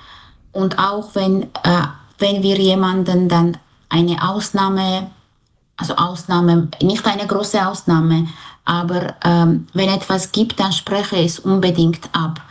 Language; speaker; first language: German; non-native, fluent; Armenian